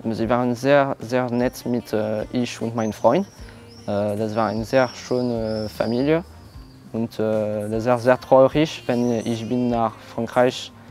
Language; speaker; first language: German; non-native, learner; French